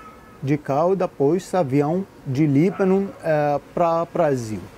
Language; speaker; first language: Portuguese; non-native, learner; Arabic